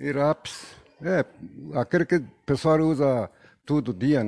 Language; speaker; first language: Portuguese; non-native, learner; Japanese